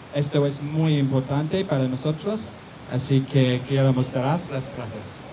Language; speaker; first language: Spanish; non-native, learner; English